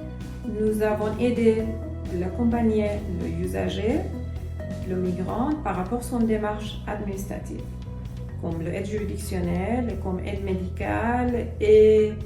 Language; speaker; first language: French; non-native, learner; Persian